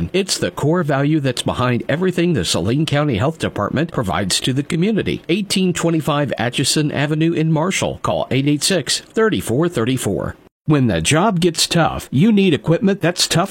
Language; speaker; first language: English; native; English